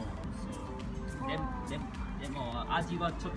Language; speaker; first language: Japanese; non-native, learner; Malay